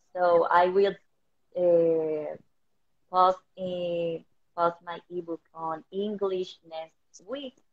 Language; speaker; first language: English; non-native, learner; Spanish